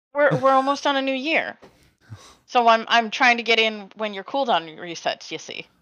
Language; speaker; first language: English; native; English